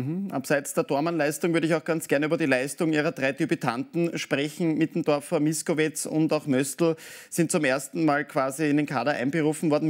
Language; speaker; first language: German; native; German